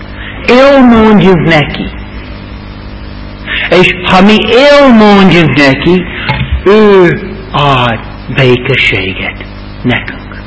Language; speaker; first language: Hungarian; non-native, fluent; English